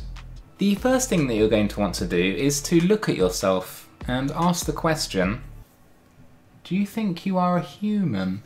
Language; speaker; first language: English; native; English